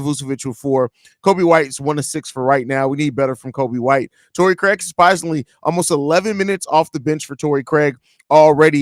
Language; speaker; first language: English; native; English